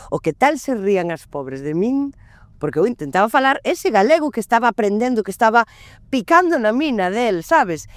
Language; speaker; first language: Galician; non-native, local second language; Spanish